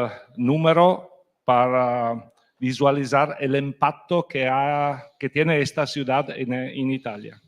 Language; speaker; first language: Spanish; non-native, fluent; Italian